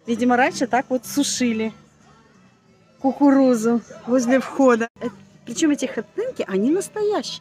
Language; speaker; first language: Russian; native; Russian